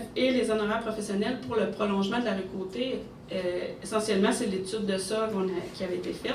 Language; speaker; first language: French; native; French